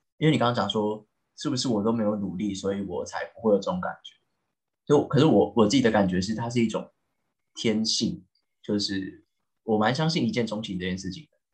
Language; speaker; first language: Chinese; native; Chinese